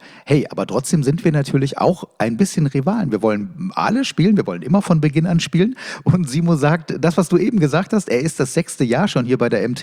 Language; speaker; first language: German; native; German